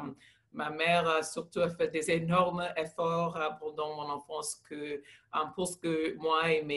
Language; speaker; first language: French; non-native, local second language; English